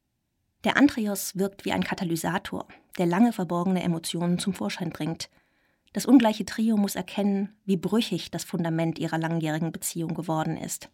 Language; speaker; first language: German; native; German